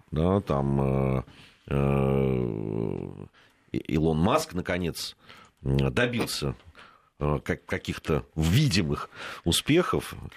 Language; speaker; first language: Russian; native; Russian